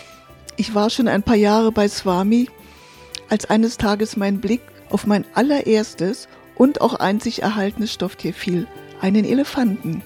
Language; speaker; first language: German; native; German